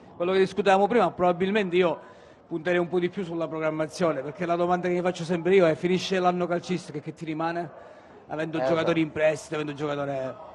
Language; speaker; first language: Italian; native; Italian